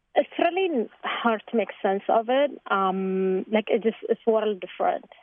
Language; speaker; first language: English; non-native, fluent; Tigrinya